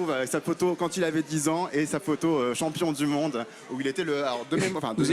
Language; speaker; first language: French; native; French